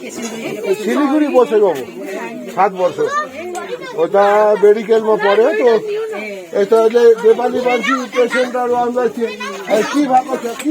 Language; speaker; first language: Nepali; non-native, learner; Bangla